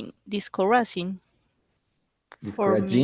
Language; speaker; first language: English; non-native, learner; Spanish